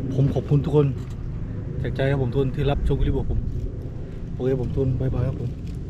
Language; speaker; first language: Thai; native; Thai